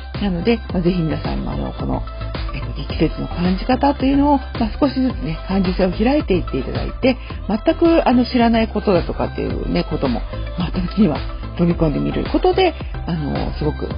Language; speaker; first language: Japanese; native; Japanese